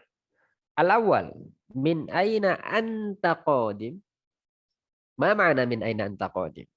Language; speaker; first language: Arabic; non-native, fluent; Indonesian